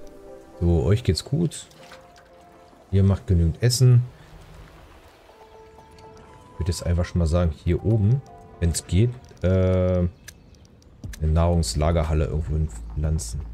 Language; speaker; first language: German; native; German